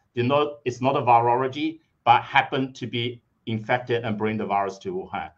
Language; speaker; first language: English; non-native, fluent; Chinese